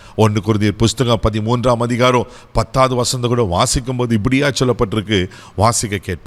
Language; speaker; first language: Tamil; native; Tamil